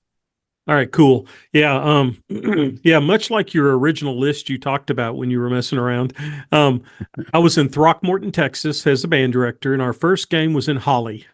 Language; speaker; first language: English; native; English